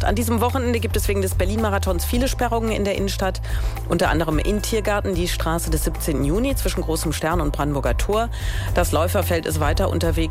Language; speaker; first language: German; native; German